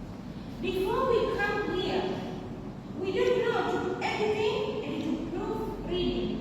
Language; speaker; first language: English; non-native, local second language; Swahili